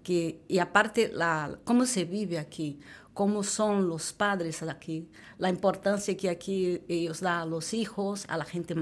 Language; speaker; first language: Spanish; non-native, fluent; Portuguese